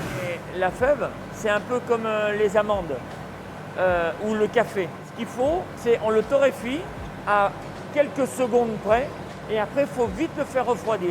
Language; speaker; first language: French; native; French